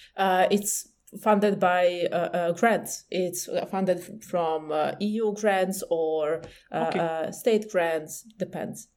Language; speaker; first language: English; non-native, fluent; Serbian